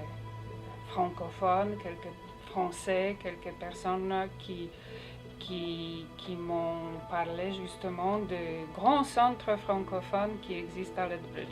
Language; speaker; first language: French; non-native, fluent; Polish